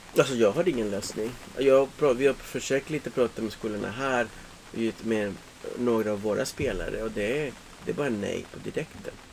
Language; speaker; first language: Swedish; non-native, fluent; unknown